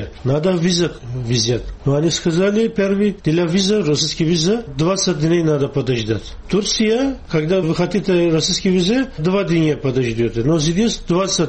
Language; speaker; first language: Russian; non-native, learner; Turkish